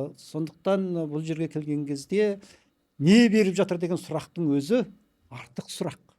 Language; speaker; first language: Kazakh; early bilingual, heritage; Kazakh